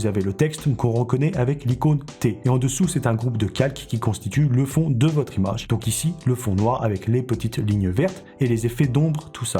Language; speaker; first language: French; native; French